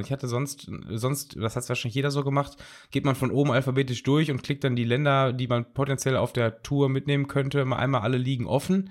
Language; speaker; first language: German; native; German